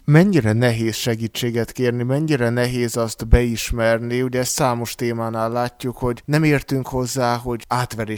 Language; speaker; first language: Hungarian; native; Hungarian